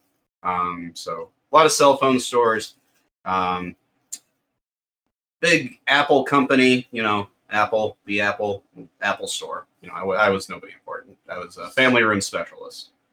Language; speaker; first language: English; native; English